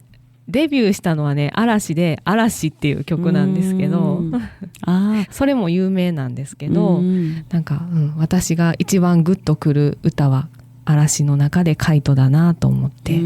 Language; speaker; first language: Japanese; native; Japanese